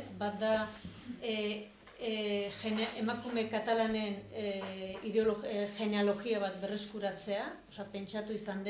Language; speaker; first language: Basque; native; Basque